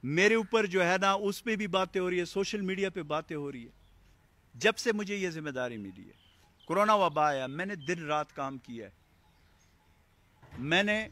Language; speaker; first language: Urdu; non-native, local second language; Pashto